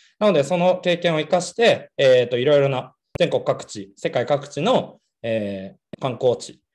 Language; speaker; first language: Japanese; native; Japanese